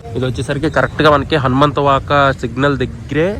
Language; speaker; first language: Telugu; native; Telugu